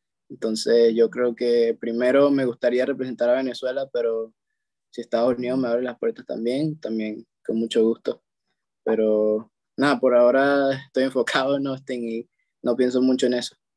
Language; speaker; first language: Spanish; native; Spanish